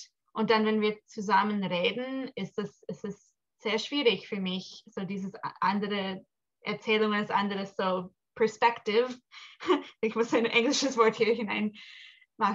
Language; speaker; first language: German; early bilingual, heritage; English